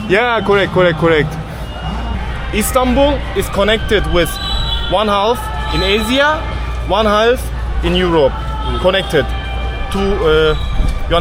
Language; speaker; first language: English; non-native, learner; Turkish